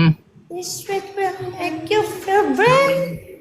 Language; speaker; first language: English; non-native, learner; Indonesian